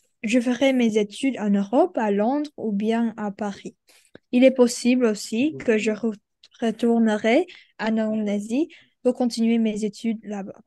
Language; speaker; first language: French; non-native, learner; Indonesian